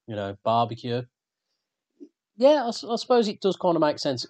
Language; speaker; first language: English; native; English